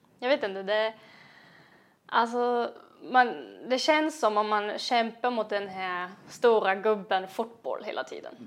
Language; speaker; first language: Swedish; non-native, fluent; German